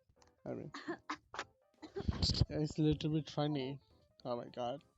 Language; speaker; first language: English; non-native, learner; Bangla